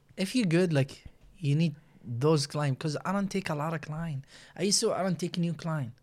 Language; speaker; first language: English; non-native, learner; Arabic